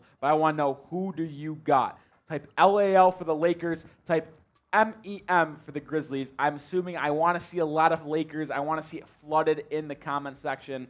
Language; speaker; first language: English; native; English